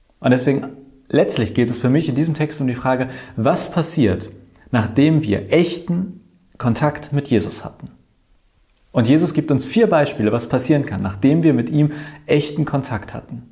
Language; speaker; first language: German; native; German